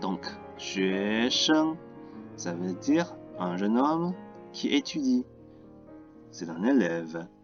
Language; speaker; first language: French; non-native, fluent; Chinese